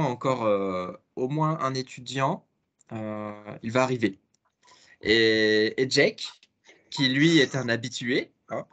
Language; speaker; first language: French; native; French